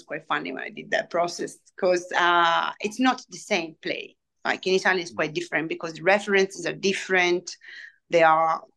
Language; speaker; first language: English; non-native, fluent; Italian